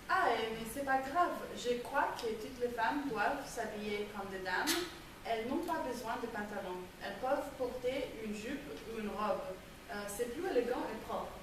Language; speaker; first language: French; non-native, learner; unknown